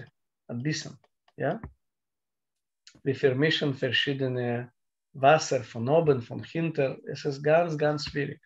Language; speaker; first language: German; non-native, learner; Russian